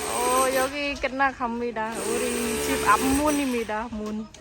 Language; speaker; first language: Korean; non-native, fluent; Khmer